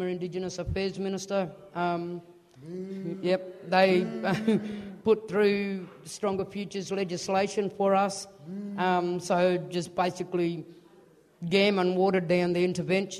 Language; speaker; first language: English; native; English